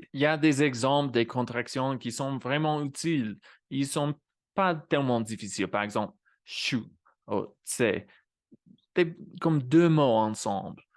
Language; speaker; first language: French; non-native, fluent; English